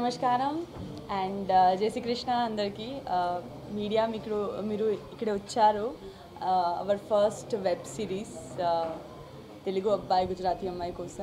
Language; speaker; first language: Telugu; non-native, learner; Gujarati